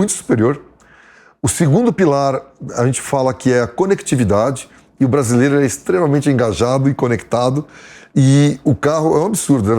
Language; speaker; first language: Portuguese; native; Portuguese